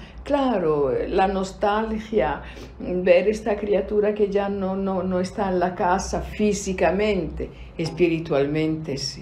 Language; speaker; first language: Spanish; non-native, fluent; Italian